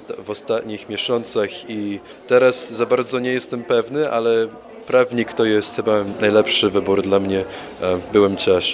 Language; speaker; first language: Polish; early bilingual, heritage; Polish